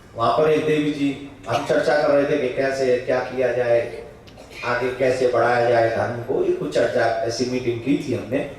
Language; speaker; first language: Hindi; native; Hindi